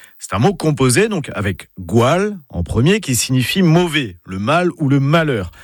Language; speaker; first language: French; native; French